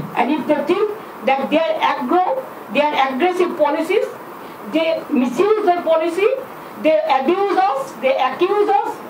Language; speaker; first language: English; non-native, local second language; Bangla